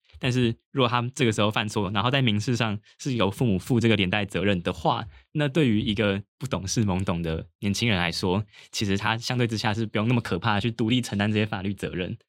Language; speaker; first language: Chinese; native; Chinese